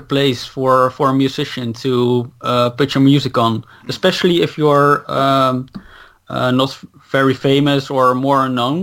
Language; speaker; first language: English; non-native, fluent; Dutch